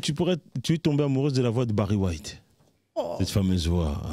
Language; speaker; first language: French; native; French